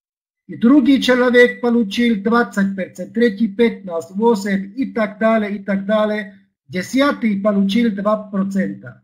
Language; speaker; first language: Russian; non-native, learner; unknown